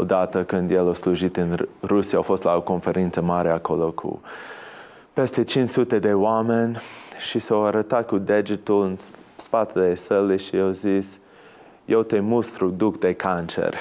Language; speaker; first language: Romanian; non-native, fluent; English